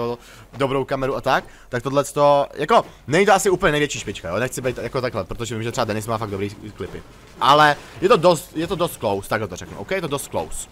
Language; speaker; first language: Czech; native; Czech